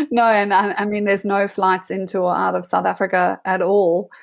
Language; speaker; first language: English; native; English